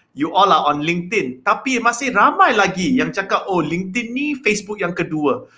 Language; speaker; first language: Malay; non-native, local second language; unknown